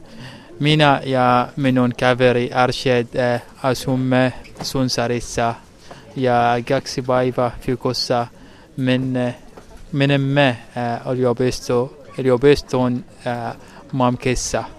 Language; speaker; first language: Finnish; non-native, learner; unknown